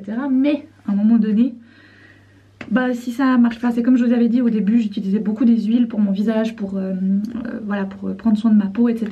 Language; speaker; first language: French; native; French